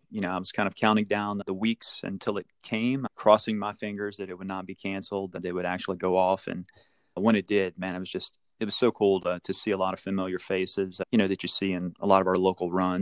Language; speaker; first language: English; native; English